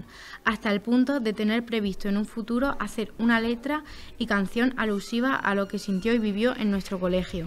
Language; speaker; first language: Spanish; native; Spanish